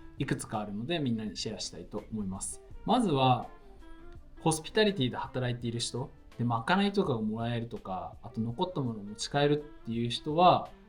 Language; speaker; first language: Japanese; native; Japanese